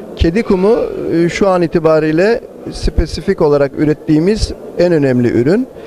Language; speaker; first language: Turkish; native; Turkish